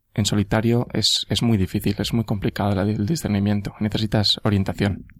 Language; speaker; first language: Spanish; native; Spanish